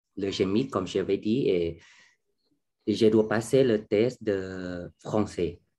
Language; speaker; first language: French; non-native, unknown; Thai